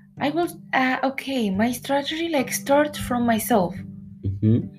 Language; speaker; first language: English; non-native, learner; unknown